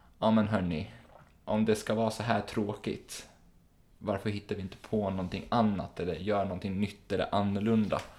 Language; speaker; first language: Swedish; native; Swedish